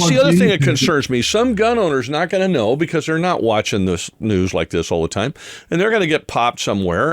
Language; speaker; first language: English; native; English